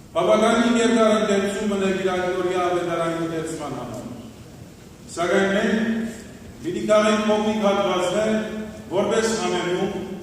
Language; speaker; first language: Armenian; early bilingual, heritage; Armenian